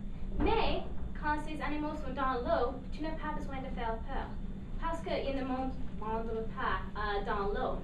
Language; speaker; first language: French; non-native, learner; English